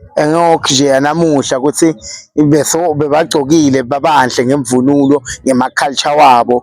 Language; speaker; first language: Zulu; non-native, local second language; Swati